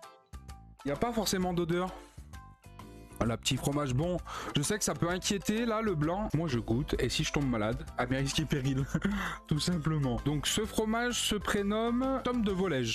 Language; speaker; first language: French; native; French